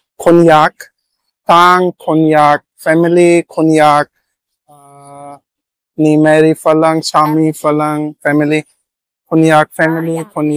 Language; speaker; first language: Thai; non-native, learner; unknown